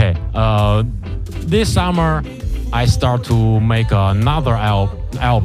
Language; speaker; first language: English; non-native, learner; Chinese